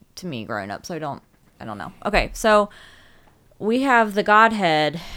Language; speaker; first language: English; native; English